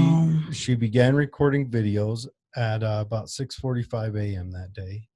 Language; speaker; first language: English; native; English